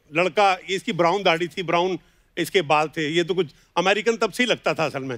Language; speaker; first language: Hindi; native; Hindi